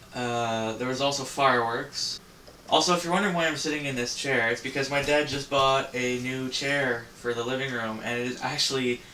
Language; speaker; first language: English; native; English